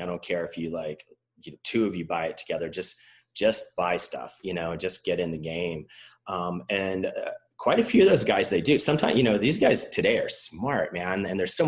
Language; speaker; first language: English; native; English